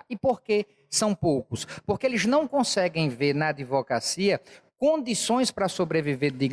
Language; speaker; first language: Portuguese; native; Portuguese